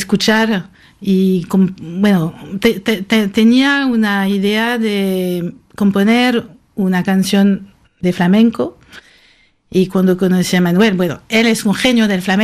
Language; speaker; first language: Spanish; non-native, fluent; French